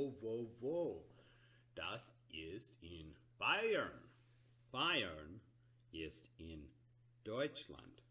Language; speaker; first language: German; non-native, learner; English